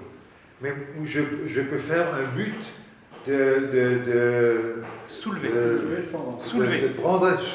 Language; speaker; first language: French; non-native, learner; Hebrew